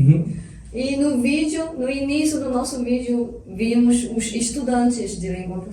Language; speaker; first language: Portuguese; non-native, fluent; Chinese